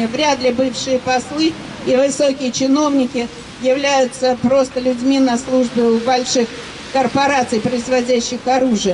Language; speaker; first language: Russian; native; Russian